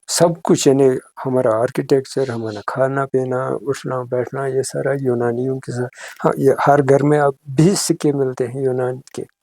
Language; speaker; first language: Urdu; non-native, local second language; Kashmiri